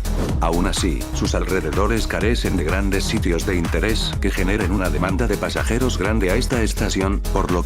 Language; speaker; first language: Spanish; native; Spanish